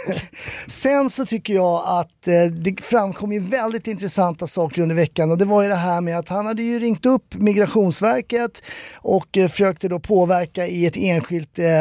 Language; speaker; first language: Swedish; early bilingual, other home language; German